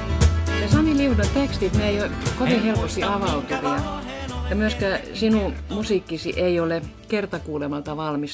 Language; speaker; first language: Finnish; native; Finnish